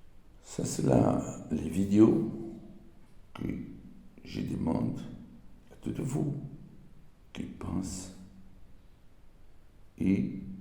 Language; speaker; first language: French; non-native, learner; Portuguese